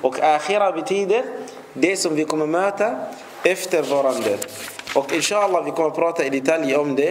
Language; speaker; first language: Swedish; non-native, fluent; Arabic